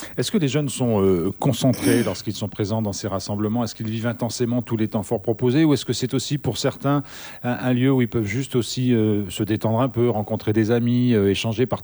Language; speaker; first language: French; native; French